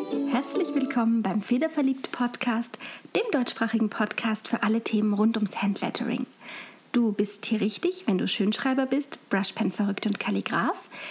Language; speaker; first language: German; native; German